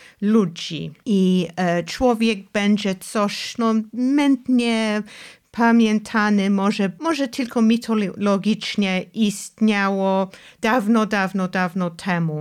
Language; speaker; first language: Polish; non-native, fluent; English